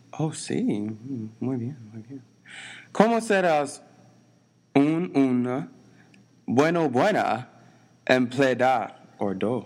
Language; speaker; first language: Spanish; non-native, learner; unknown